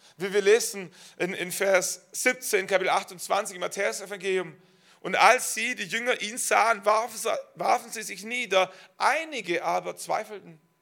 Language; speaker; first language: German; native; German